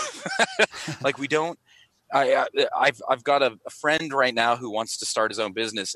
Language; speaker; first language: English; native; English